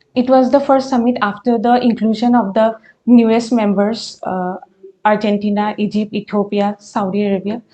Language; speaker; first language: English; non-native, local second language; Assamese